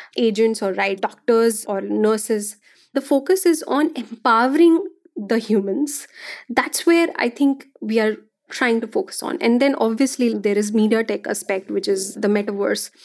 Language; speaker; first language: English; non-native, local second language; Hindi